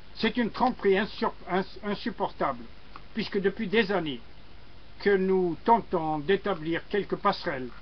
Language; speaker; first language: French; non-native, local second language; Arabic